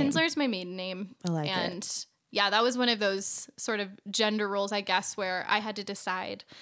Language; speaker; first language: English; native; English